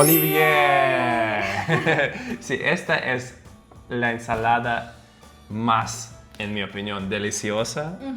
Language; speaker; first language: Spanish; non-native, fluent; Russian